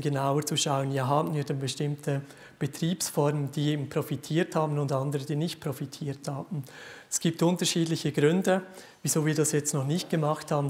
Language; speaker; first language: German; native; German